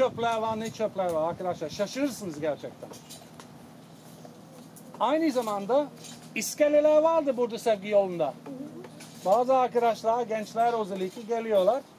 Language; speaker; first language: Turkish; non-native, fluent; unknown